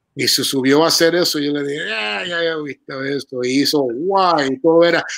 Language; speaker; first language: Spanish; early bilingual, heritage; Spanish